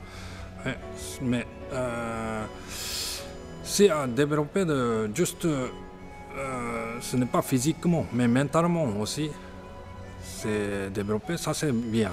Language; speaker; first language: French; non-native, learner; Japanese